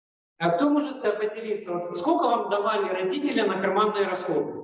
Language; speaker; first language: Russian; native; Russian